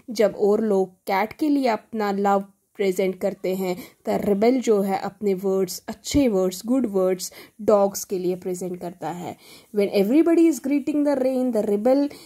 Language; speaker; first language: Hindi; native; Hindi